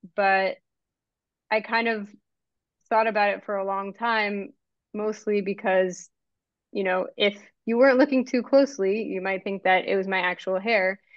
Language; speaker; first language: English; native; English